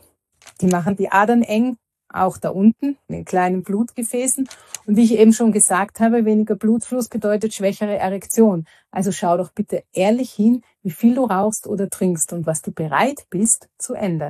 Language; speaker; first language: German; native; German